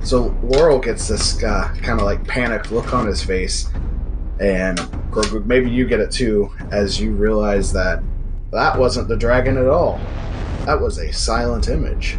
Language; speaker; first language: English; native; English